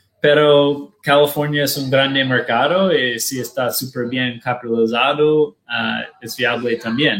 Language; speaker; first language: Spanish; non-native, learner; Portuguese